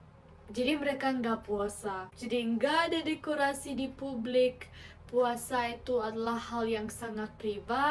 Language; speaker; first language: Indonesian; non-native, fluent; German